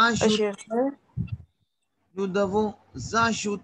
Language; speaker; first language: French; non-native, learner; Hindi